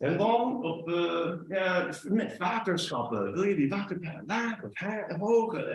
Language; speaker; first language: Dutch; non-native, learner; English